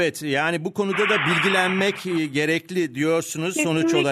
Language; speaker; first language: Turkish; native; Turkish